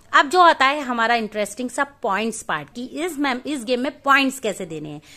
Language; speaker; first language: Hindi; native; Hindi